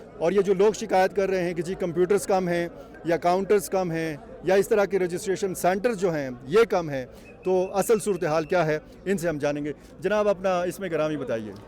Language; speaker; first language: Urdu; non-native, local second language; Pashto